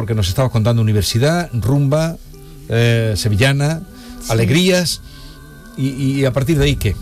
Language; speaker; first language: Spanish; native; Spanish